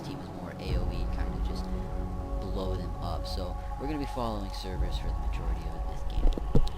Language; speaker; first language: English; native; English